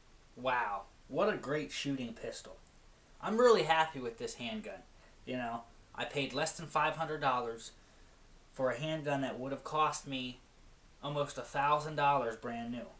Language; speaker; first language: English; native; English